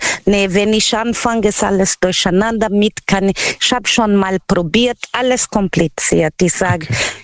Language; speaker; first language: German; non-native, learner; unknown